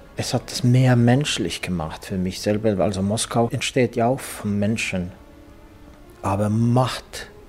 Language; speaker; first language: German; non-native, fluent; Estonian